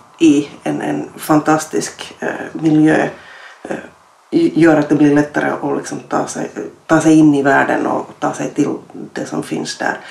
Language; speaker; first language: Swedish; native; Swedish